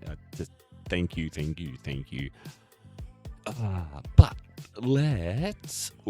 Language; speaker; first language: English; native; English